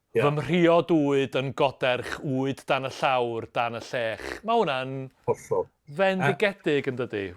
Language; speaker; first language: Welsh; native; Welsh